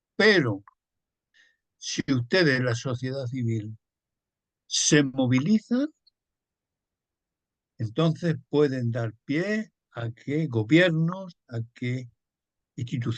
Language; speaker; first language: Spanish; native; Spanish